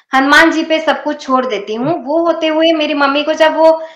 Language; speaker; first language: Hindi; non-native, local second language; Odia